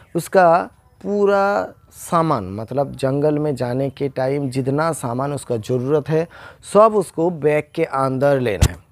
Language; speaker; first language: Hindi; non-native, local second language; Bangla